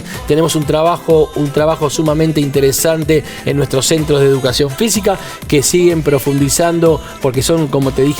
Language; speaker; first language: Spanish; native; Spanish